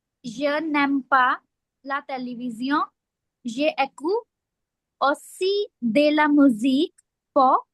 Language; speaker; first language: French; non-native, learner; Hindi